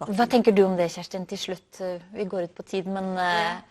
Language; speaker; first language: Norwegian; native; Norwegian